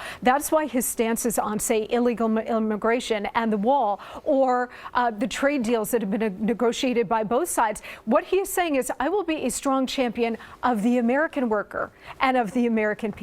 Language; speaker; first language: English; native; English